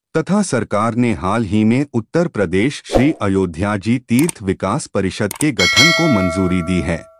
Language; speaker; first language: Hindi; native; Hindi